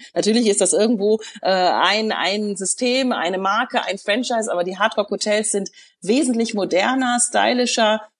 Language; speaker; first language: German; native; German